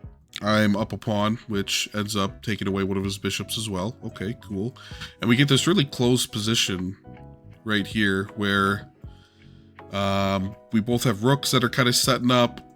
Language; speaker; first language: English; native; English